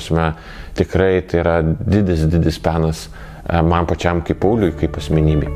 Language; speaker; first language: Lithuanian; native; Lithuanian